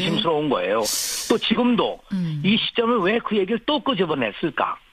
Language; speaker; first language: Korean; native; Korean